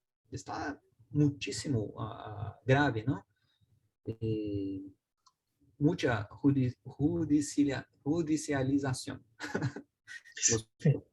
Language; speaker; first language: Spanish; non-native, learner; Portuguese